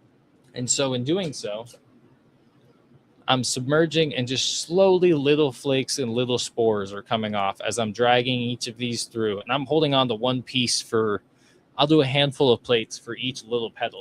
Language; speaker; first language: English; native; English